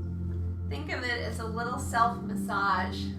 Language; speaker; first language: English; native; English